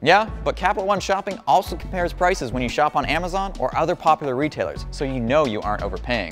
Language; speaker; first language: English; native; English